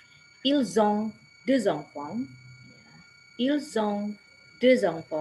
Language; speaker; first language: French; non-native, fluent; Indonesian